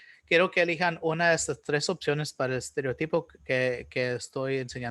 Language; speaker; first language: Spanish; early bilingual, heritage; Spanish